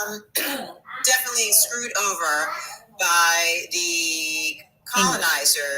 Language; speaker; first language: English; native; English